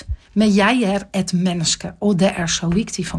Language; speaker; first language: Norwegian; non-native, fluent; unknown